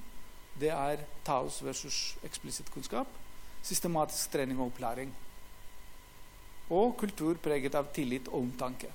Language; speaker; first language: Norwegian; non-native, fluent; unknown